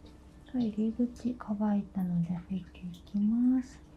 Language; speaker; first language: Japanese; native; Japanese